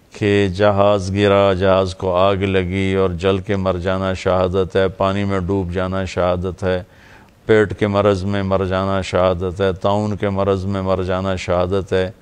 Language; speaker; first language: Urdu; non-native, local second language; Punjabi